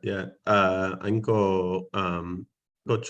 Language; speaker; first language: Vietnamese; non-native, learner; English